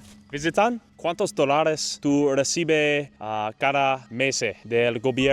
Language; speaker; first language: Spanish; non-native, learner; English